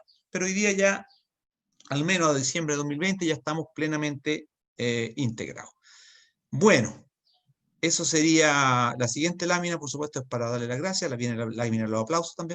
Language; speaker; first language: Spanish; native; Spanish